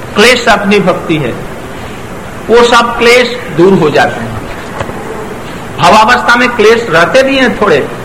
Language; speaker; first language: Hindi; non-native, local second language; Bangla